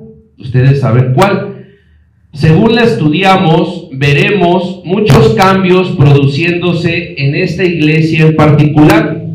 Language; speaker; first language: Spanish; native; Spanish